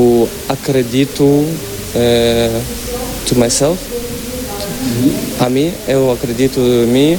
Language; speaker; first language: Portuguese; non-native, learner; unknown